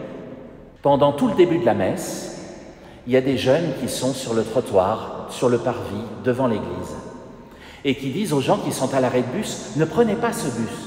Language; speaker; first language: French; native; French